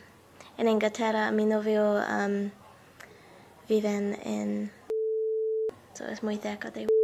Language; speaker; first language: Spanish; non-native, learner; English